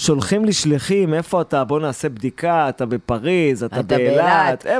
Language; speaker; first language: Hebrew; native; Hebrew